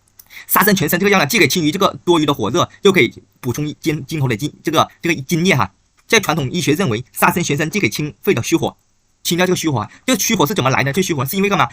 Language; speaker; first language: Chinese; native; Chinese